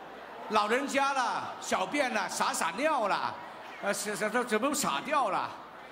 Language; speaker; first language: Chinese; early bilingual, heritage; Chinese